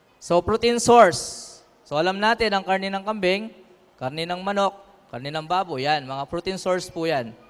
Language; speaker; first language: Filipino; native; Filipino